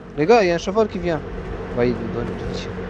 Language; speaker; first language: French; native; French